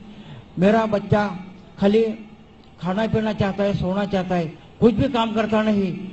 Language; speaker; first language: Hindi; non-native, local second language; Marathi